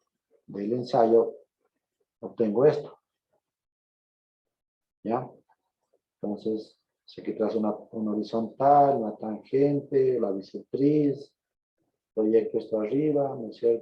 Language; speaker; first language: Spanish; native; Spanish